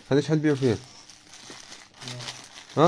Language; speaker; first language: Arabic; native; Arabic